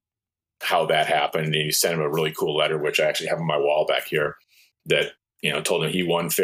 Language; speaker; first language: English; native; English